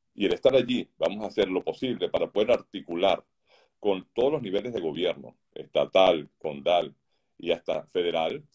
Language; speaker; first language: Spanish; native; Spanish